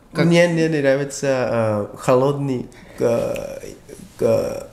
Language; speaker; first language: Russian; non-native, learner; English